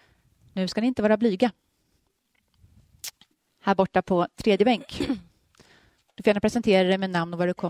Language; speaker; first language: Swedish; native; Swedish